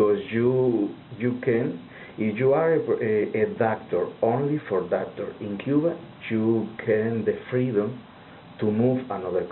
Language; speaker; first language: English; non-native, learner; Spanish